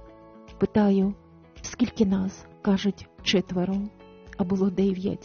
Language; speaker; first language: Ukrainian; native; Ukrainian